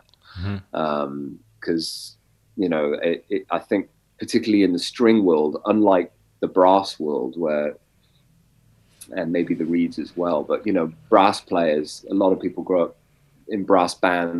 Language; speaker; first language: English; native; English